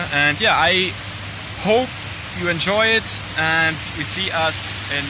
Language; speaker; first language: English; non-native, learner; German